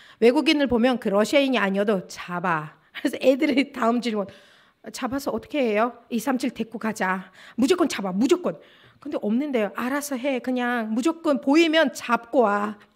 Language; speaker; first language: Korean; non-native, fluent; Russian